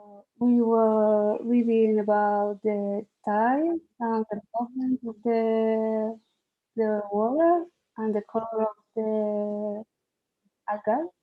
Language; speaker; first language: English; non-native, learner; Spanish